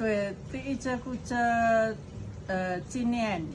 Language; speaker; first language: Cantonese; non-native, learner; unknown